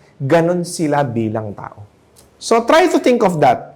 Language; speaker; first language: Filipino; native; Filipino